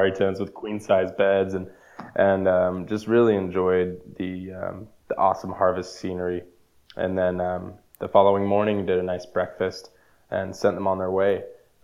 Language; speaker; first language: English; native; English